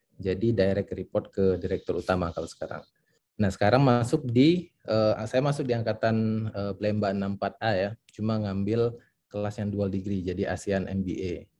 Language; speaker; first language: Indonesian; native; Indonesian